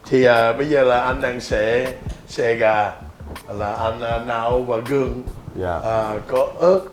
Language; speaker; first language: Vietnamese; early bilingual, heritage; Vietnamese